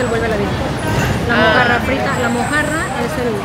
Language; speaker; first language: Spanish; native; Spanish